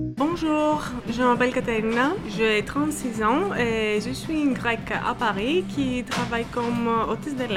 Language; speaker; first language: French; non-native, fluent; Greek